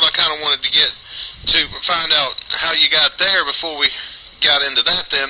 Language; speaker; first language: English; native; English